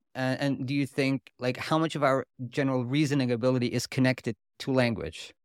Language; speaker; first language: English; non-native, fluent; German